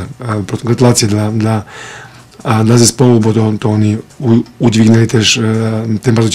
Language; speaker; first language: Polish; non-native, fluent; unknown